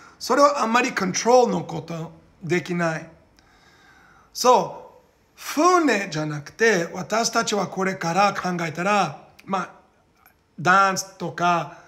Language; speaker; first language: Japanese; non-native, learner; Portuguese